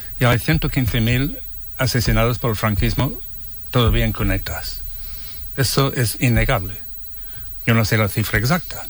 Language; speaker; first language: Spanish; non-native, fluent; English